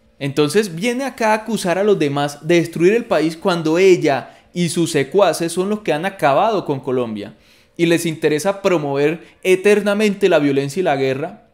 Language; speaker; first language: Spanish; native; Spanish